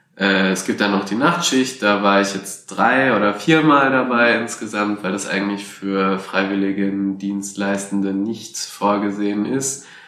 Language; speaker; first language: German; native; German